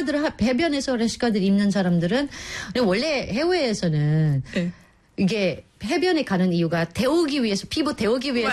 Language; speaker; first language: Korean; native; Korean